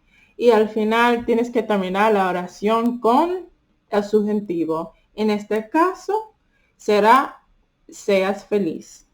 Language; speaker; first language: Spanish; early bilingual, heritage; Spanish